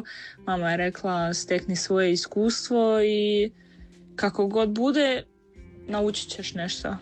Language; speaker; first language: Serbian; early bilingual, heritage; Croatian